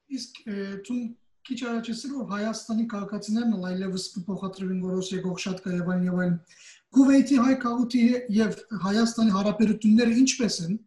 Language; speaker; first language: Armenian; early bilingual, heritage; Armenian